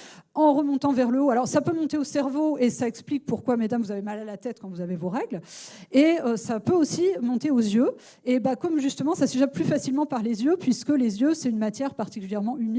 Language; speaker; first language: French; native; French